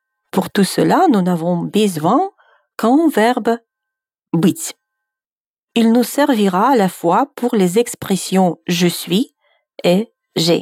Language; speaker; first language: French; non-native, fluent; Russian